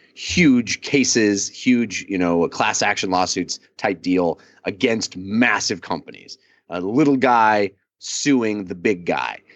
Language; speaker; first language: English; early bilingual, other home language; Italian